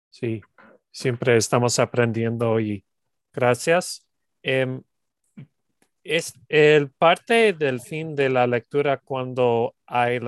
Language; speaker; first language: Spanish; non-native, learner; English